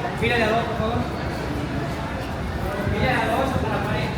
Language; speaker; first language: Spanish; native; Spanish